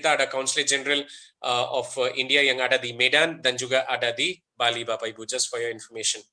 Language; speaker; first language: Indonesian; non-native, fluent; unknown